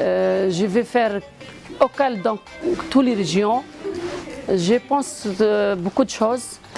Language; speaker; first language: French; non-native, local second language; Arabic